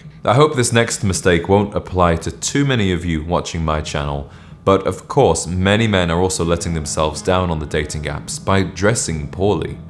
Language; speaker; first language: English; native; English